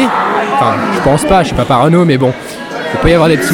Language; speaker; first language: French; native; French